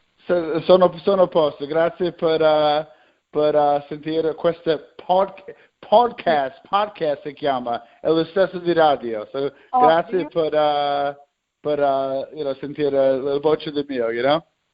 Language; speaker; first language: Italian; non-native, learner; English